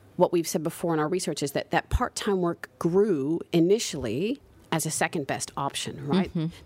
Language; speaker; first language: English; native; English